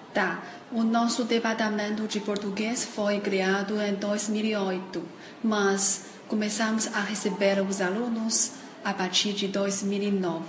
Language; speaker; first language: Portuguese; non-native, fluent; Chinese